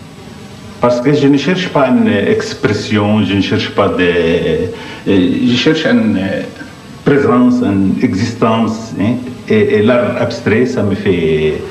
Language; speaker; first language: French; non-native, fluent; Arabic